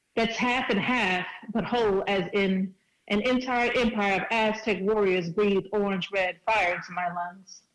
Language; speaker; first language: English; early bilingual, other home language; Spanish